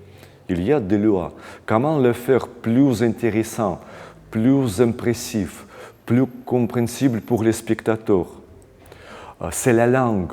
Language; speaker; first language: French; non-native, fluent; Russian